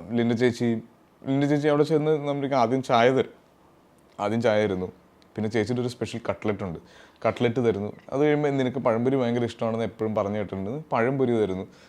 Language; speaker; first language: Malayalam; native; Malayalam